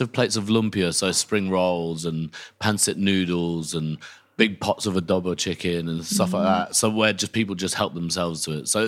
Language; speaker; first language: English; native; English